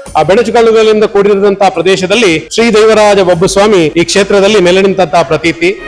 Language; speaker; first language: Kannada; non-native, local second language; Tulu